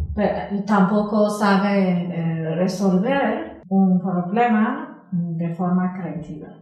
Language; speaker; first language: Spanish; non-native, learner; Persian